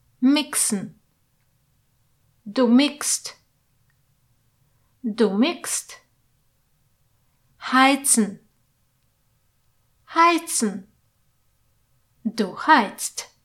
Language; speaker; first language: German; non-native, fluent; Polish